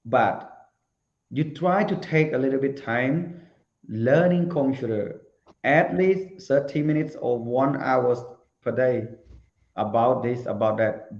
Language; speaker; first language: English; non-native, learner; Khmer